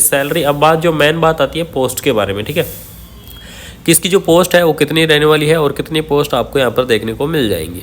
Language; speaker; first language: Hindi; native; Hindi